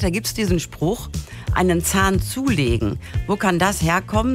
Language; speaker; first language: German; native; German